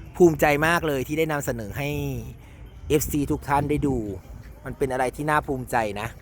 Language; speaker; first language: Thai; native; Thai